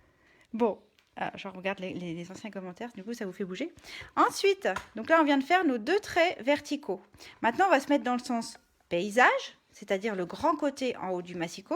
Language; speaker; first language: French; native; French